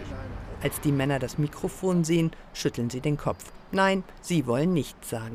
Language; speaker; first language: German; native; German